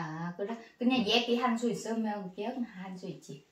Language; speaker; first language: Korean; non-native, learner; Vietnamese